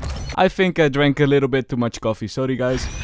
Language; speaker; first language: English; non-native, fluent; Dutch